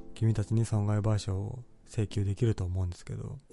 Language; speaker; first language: Japanese; native; Japanese